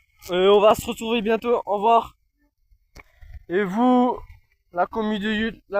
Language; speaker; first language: French; native; French